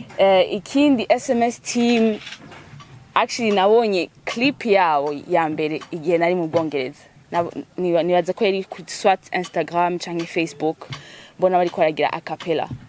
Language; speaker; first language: Rundi; early bilingual, heritage; Rundi